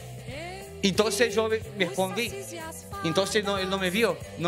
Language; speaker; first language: Portuguese; non-native, learner; Spanish